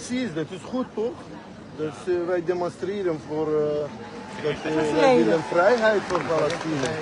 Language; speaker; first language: Dutch; non-native, fluent; Azerbaijani